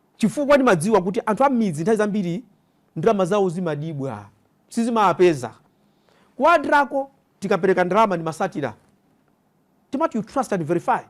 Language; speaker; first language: Nyanja; native; Nyanja